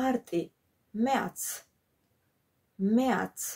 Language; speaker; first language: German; non-native, fluent; Georgian